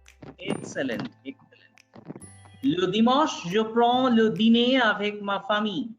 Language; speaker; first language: French; non-native, fluent; Bangla